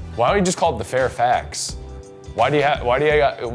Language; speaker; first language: English; native; English